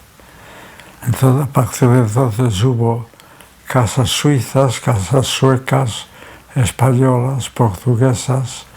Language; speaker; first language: Spanish; early bilingual, other home language; German